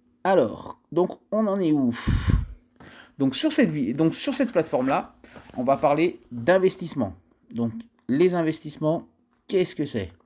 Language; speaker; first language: French; native; French